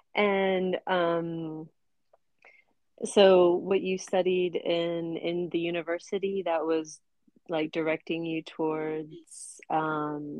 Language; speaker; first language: English; native; English